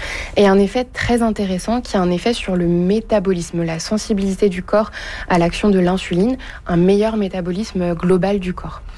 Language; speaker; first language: French; native; French